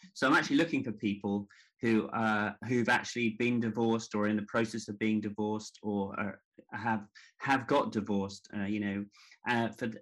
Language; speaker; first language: English; native; English